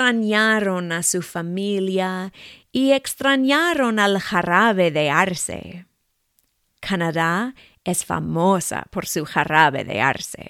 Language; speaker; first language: Spanish; non-native, fluent; English